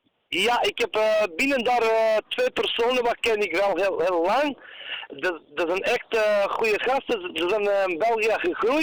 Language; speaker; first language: Dutch; non-native, learner; Turkish